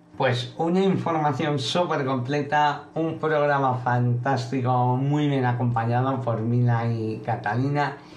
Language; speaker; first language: Spanish; native; Spanish